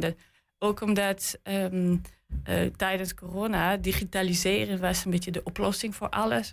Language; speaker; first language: Dutch; non-native, learner; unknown